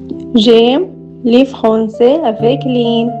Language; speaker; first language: French; non-native, learner; Arabic